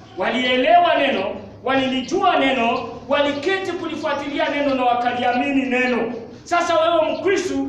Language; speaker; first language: Swahili; non-native, local second language; Luyia